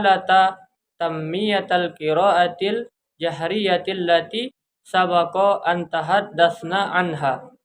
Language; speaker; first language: Arabic; non-native, learner; Indonesian